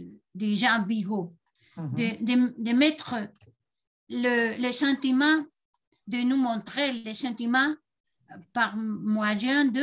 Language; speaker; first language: French; non-native, fluent; Spanish